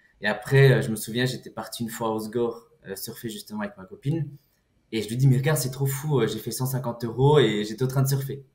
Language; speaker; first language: French; early bilingual, other home language; Portuguese